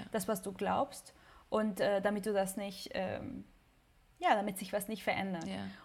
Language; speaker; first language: German; non-native, fluent; Spanish